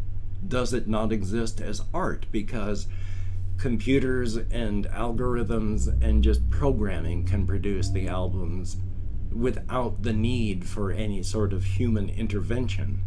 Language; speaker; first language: English; native; English